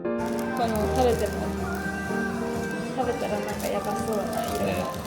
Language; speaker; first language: Japanese; native; Japanese